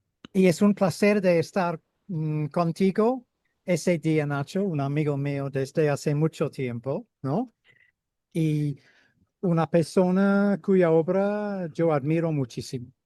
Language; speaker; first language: Spanish; non-native, fluent; English